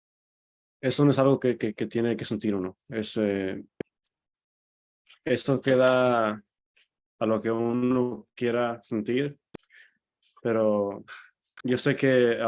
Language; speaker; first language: Spanish; early bilingual, other home language; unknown